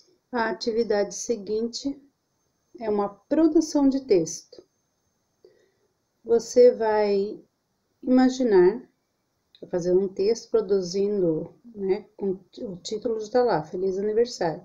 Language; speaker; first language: Portuguese; native; Portuguese